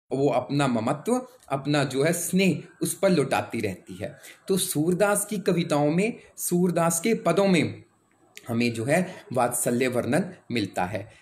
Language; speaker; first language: Hindi; native; Hindi